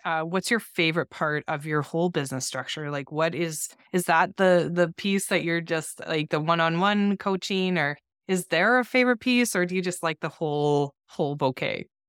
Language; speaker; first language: English; native; English